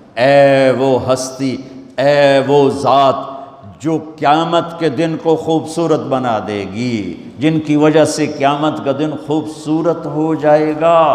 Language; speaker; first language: Urdu; non-native, local second language; Punjabi